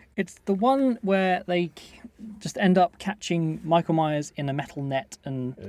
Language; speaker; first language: English; native; English